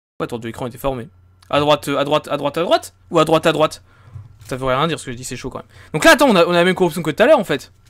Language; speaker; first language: French; native; French